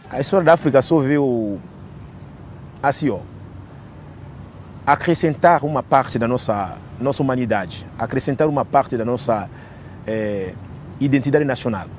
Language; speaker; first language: Portuguese; non-native, fluent; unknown